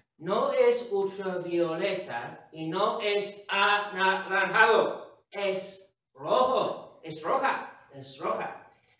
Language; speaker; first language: Spanish; non-native, fluent; English